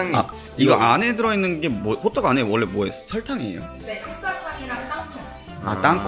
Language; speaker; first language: Russian; non-native, fluent; Korean